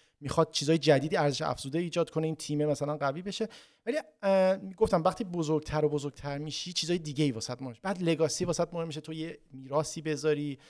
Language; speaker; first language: Persian; native; Persian